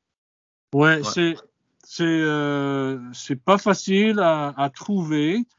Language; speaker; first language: French; non-native, fluent; English